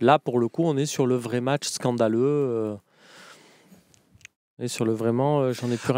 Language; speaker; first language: French; native; French